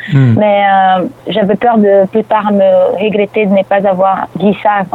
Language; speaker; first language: French; non-native, fluent; Portuguese